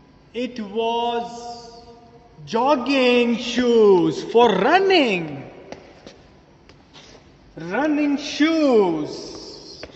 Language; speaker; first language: English; non-native, fluent; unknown